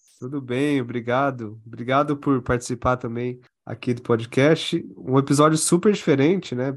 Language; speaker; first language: Portuguese; native; Portuguese